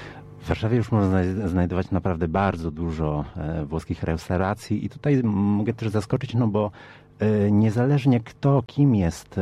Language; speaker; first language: Polish; early bilingual, heritage; Polish